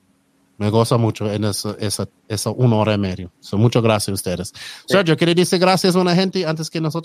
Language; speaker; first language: Spanish; non-native, learner; English